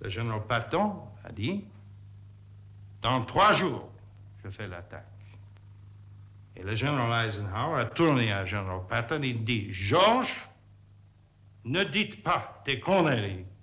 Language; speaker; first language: French; non-native, fluent; English